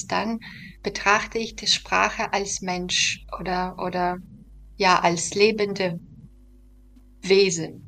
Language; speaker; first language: German; non-native, fluent; Belarusian